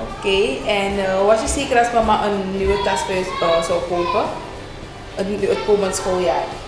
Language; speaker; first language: Dutch; native; Dutch